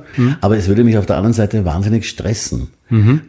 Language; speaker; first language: German; native; German